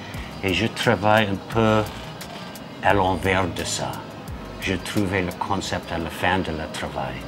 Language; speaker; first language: French; non-native, fluent; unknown